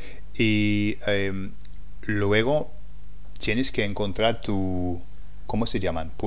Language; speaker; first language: Spanish; non-native, fluent; English